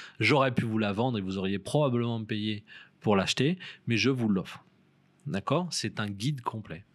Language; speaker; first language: French; native; French